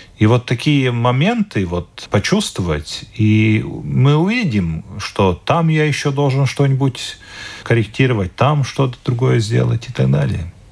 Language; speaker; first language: Russian; non-native, local second language; Latvian